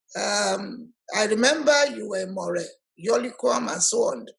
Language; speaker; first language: English; non-native, local second language; Yoruba